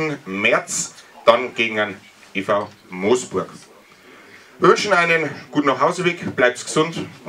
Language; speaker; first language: German; native; German